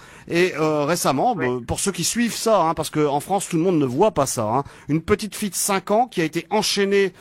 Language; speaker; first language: French; native; French